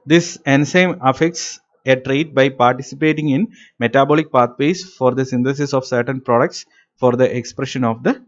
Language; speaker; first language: English; non-native, local second language; Malayalam